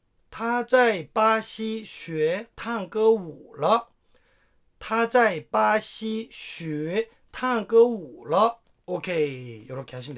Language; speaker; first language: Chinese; non-native, fluent; Korean